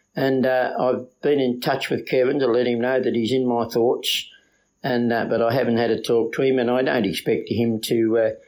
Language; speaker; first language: English; native; English